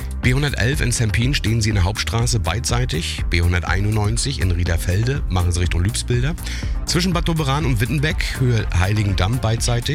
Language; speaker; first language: German; native; German